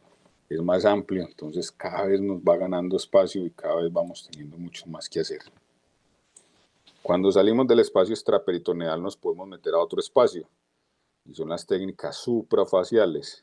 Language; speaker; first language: Spanish; native; Spanish